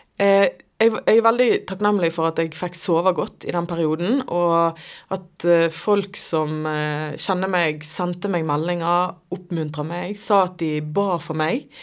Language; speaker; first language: Norwegian; native; Norwegian